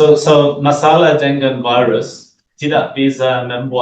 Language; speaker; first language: Indonesian; non-native, learner; English